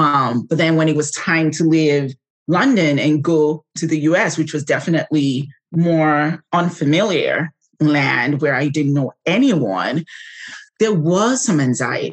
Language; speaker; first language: English; non-native, local second language; Yoruba